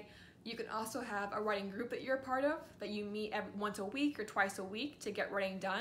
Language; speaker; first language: English; native; English